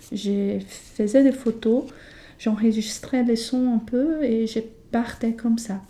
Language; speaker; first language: French; non-native, fluent; Portuguese